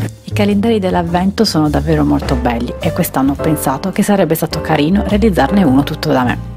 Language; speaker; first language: Italian; native; Italian